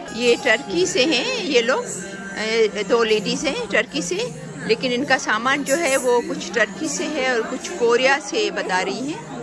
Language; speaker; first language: Urdu; native; Urdu